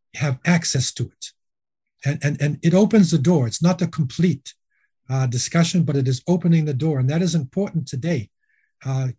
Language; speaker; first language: English; native; English